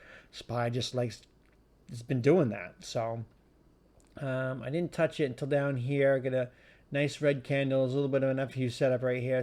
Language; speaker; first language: English; native; English